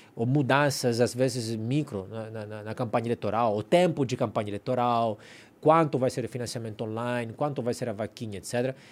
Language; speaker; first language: Portuguese; non-native, fluent; Italian